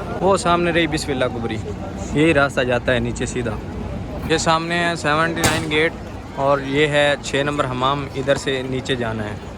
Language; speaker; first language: Urdu; non-native, local second language; Punjabi